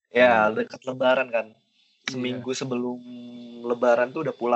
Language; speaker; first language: Indonesian; native; Indonesian